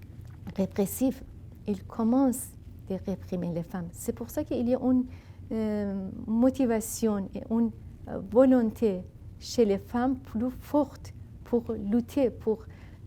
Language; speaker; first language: French; non-native, fluent; Persian